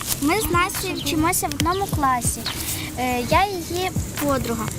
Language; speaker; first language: Ukrainian; non-native, local second language; Russian